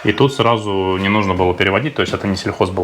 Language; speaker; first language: Russian; native; Russian